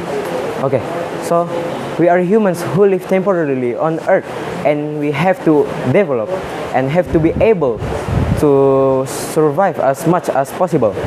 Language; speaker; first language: English; non-native, learner; Indonesian